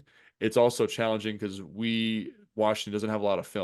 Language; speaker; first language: English; native; English